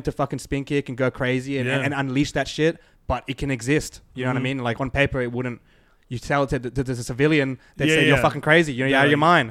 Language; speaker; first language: English; native; English